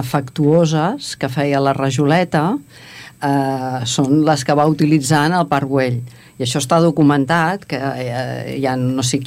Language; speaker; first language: Catalan; native; Catalan